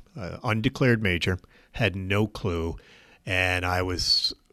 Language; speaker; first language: English; native; English